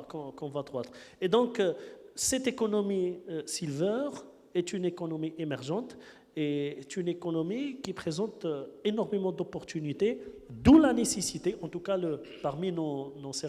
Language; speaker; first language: French; non-native, local second language; Arabic